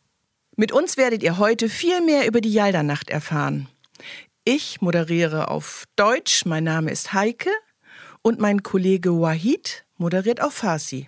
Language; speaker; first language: German; native; German